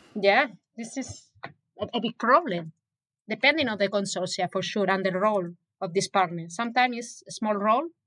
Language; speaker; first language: English; non-native, fluent; Spanish